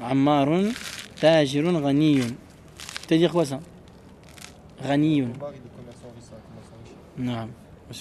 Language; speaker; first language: Arabic; non-native, learner; French